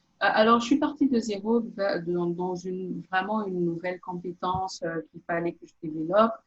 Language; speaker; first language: French; non-native, local second language; Portuguese